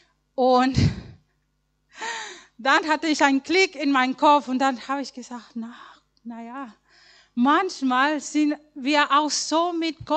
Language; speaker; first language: German; non-native, learner; Spanish